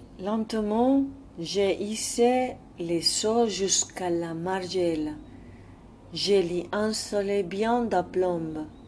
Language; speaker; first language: French; non-native, fluent; Spanish